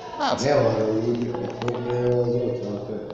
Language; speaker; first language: Hungarian; non-native, local second language; Serbian